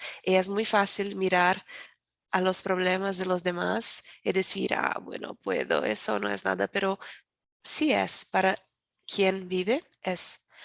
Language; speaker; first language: Spanish; non-native, learner; Portuguese